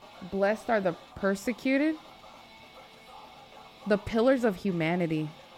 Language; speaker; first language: English; early bilingual, other home language; Spanish